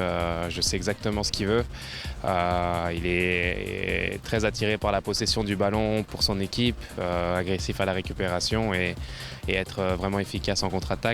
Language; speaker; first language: French; native; French